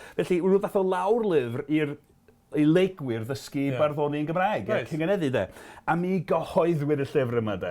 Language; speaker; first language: Welsh; non-native, fluent; English